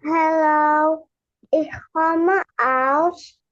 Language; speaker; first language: German; non-native, learner; Indonesian